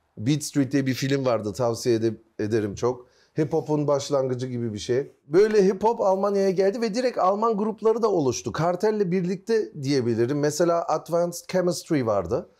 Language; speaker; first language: Turkish; early bilingual, heritage; Turkish